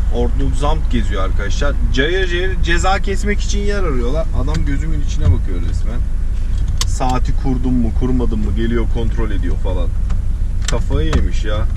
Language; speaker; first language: Turkish; early bilingual, heritage; Turkish